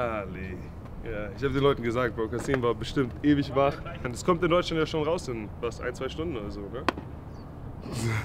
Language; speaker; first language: German; native; German